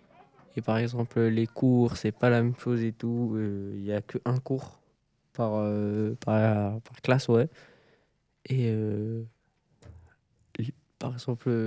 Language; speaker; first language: French; early bilingual, other home language; Arabic